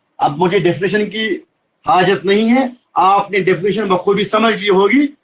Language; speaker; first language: Urdu; non-native, local second language; Kashmiri